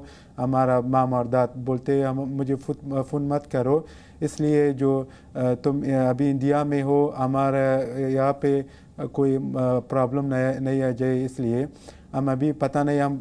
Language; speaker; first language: Hindi; non-native, learner; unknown